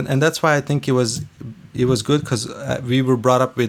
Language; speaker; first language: English; non-native, fluent; Bosnian